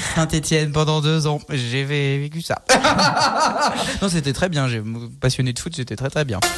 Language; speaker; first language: French; native; French